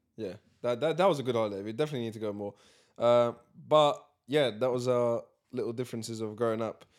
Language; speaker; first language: English; early bilingual, other home language; Latvian